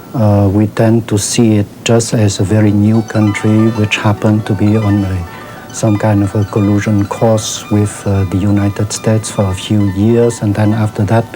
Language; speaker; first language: English; non-native, fluent; Vietnamese